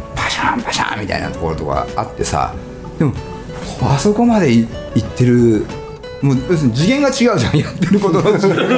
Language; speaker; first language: Japanese; native; Japanese